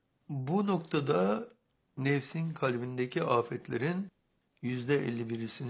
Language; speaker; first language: Turkish; native; Turkish